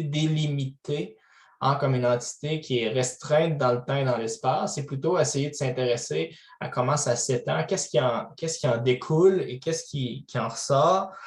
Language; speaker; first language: French; native; French